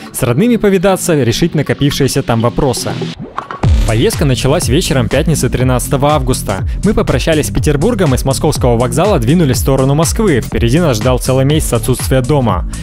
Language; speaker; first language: Russian; native; Russian